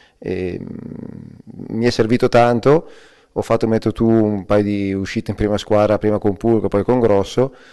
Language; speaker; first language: Italian; native; Italian